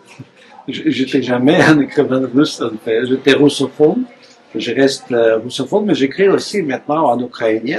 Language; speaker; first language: French; non-native, fluent; Russian